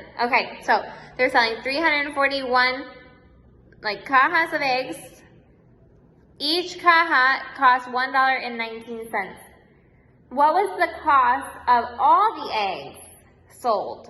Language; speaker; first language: English; native; English